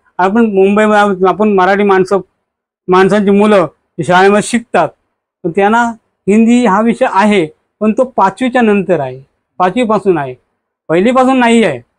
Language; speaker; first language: Marathi; native; Marathi